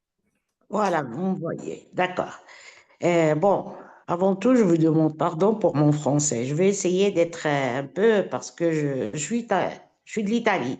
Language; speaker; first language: French; non-native, fluent; Italian